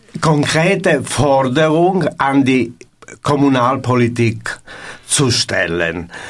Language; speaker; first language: German; non-native, learner; Italian